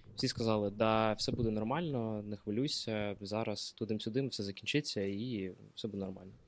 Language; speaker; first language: Ukrainian; non-native, local second language; Russian